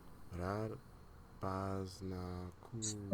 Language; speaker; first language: Russian; non-native, learner; English